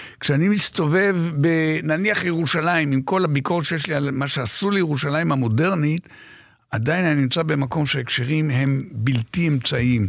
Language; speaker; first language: Hebrew; native; Hebrew